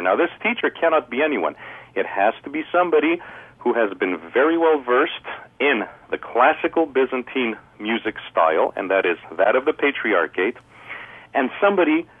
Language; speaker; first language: English; early bilingual, other home language; Greek